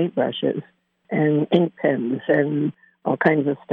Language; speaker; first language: English; native; English